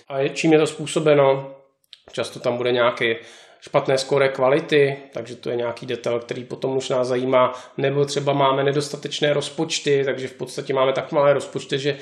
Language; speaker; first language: Czech; native; Czech